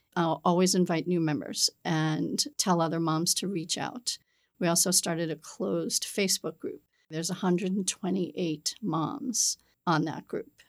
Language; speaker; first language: English; native; English